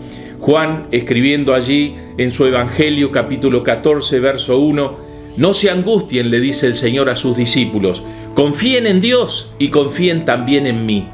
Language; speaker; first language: Spanish; native; Spanish